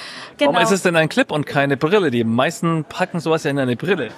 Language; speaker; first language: German; native; German